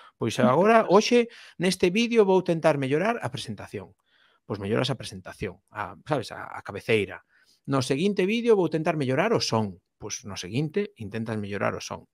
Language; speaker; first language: Galician; non-native, local second language; Spanish